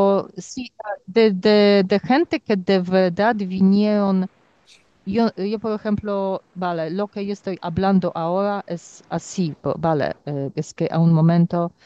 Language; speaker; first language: Spanish; non-native, learner; Polish